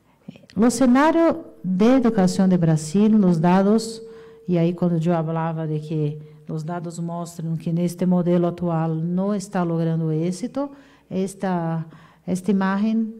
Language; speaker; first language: Spanish; non-native, fluent; Portuguese